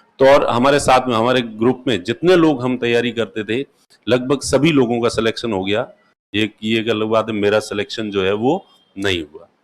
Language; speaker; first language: Hindi; non-native, local second language; Marwari